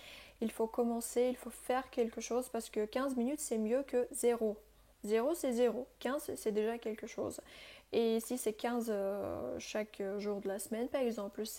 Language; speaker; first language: French; non-native, fluent; Russian